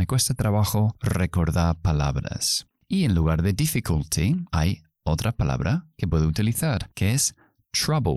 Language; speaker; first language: Spanish; non-native, fluent; English